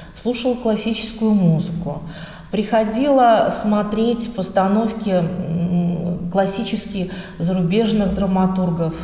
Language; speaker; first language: Russian; native; Russian